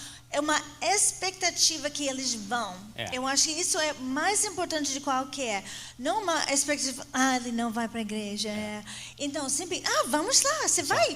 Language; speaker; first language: Portuguese; non-native, fluent; English